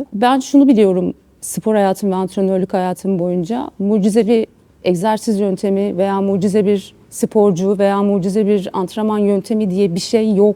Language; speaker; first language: Turkish; native; Turkish